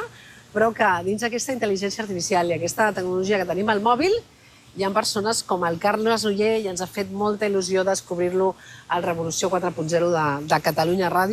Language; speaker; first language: Catalan; native; Catalan